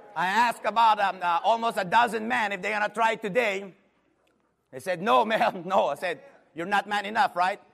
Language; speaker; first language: English; non-native, local second language; Filipino